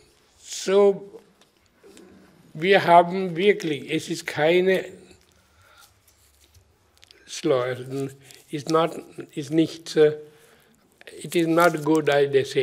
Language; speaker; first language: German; non-native, learner; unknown